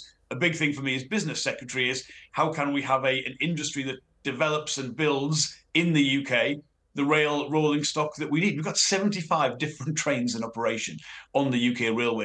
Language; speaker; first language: English; native; English